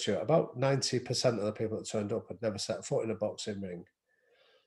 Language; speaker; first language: English; native; English